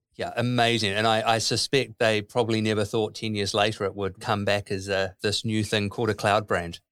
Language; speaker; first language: English; native; English